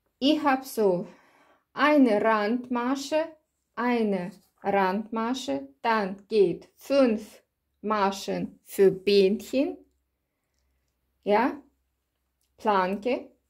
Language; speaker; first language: German; non-native, learner; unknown